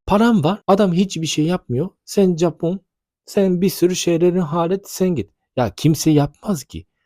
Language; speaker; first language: Turkish; non-native, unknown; Japanese